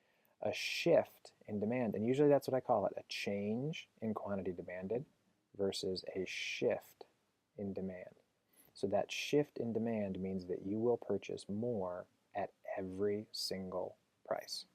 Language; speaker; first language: English; native; English